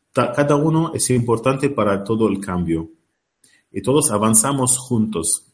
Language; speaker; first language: Spanish; non-native, fluent; Arabic